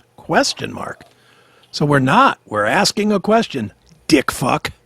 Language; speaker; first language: English; native; English